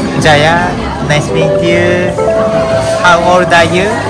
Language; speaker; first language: English; non-native, learner; Japanese